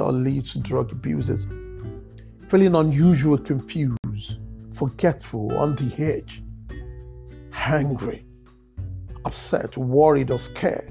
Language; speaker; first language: English; non-native, local second language; Yoruba